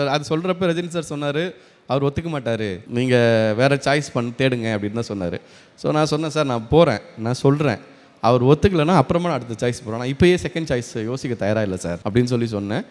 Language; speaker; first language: Tamil; native; Tamil